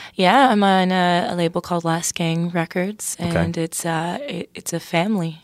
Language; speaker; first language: English; native; English